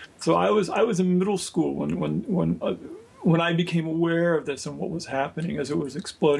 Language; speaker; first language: English; native; English